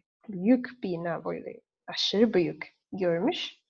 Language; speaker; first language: Turkish; non-native, fluent; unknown